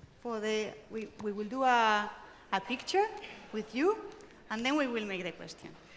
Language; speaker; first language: English; non-native, fluent; Basque